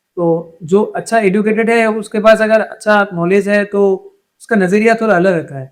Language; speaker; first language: Hindi; non-native, local second language; Bangla